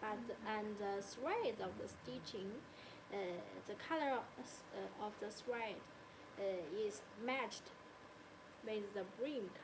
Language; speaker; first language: English; non-native, learner; Chinese